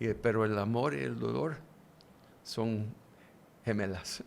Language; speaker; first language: Spanish; early bilingual, heritage; English